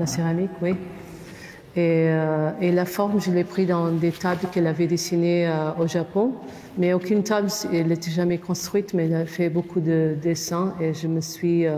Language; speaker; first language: French; non-native, fluent; Portuguese